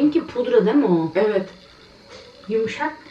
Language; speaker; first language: Turkish; native; Turkish